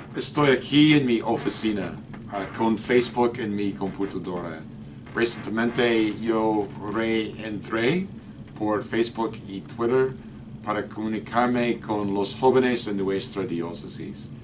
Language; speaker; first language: Spanish; non-native, fluent; English